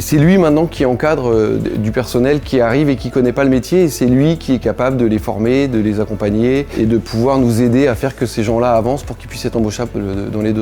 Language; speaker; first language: French; native; French